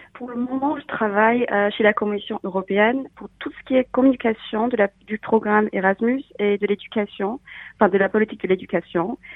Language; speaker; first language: French; non-native, fluent; English